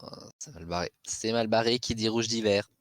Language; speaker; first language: French; native; French